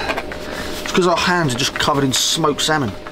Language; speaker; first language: English; native; English